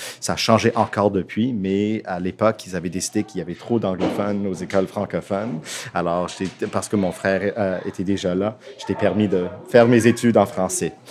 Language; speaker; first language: French; non-native, local second language; English